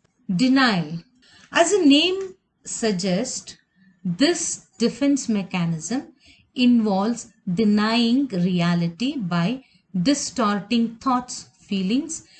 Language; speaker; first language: English; non-native, local second language; Kannada